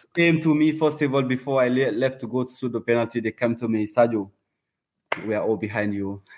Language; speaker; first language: English; non-native, learner; Wolof